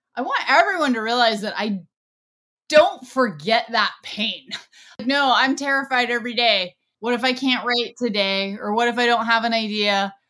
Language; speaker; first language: English; native; English